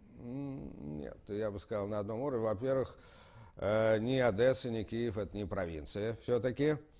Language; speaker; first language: Russian; native; Russian